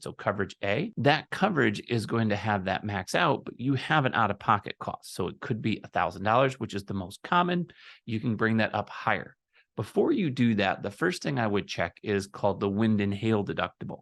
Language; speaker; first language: English; native; English